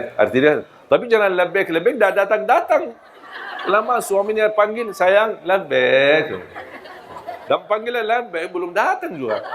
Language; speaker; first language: Malay; non-native, fluent; Arabic